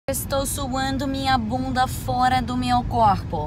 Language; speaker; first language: Portuguese; non-native, learner; English